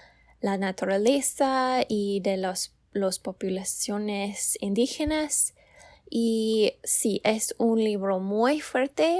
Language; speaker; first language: Spanish; non-native, learner; English